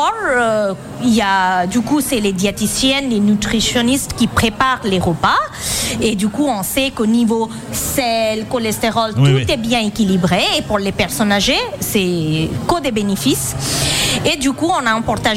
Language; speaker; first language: French; non-native, fluent; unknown